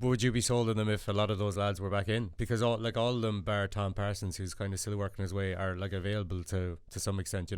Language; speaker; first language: English; native; English